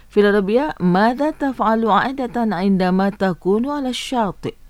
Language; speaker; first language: Arabic; non-native, fluent; Indonesian